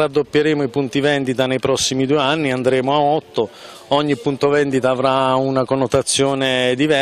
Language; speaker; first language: Italian; native; Italian